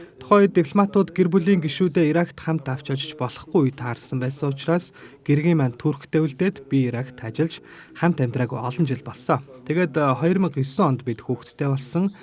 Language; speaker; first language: Mongolian; non-native, fluent; Turkish